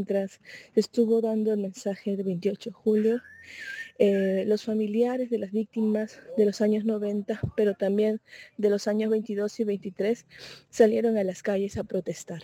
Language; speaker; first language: Spanish; native; Spanish